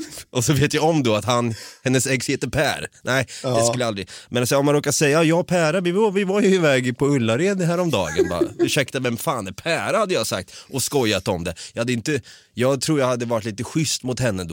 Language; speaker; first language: Swedish; native; Swedish